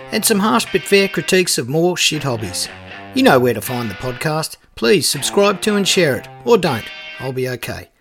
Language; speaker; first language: English; native; English